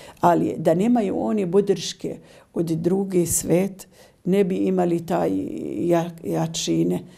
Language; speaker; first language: Serbian; non-native, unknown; Arabic